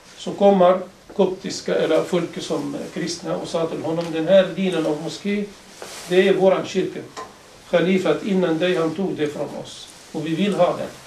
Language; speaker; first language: Swedish; non-native, fluent; Arabic